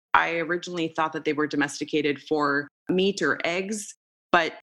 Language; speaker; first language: English; early bilingual, other home language; Romanian